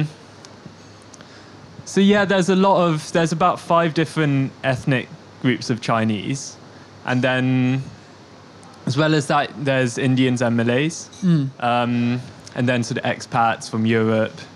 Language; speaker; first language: English; native; English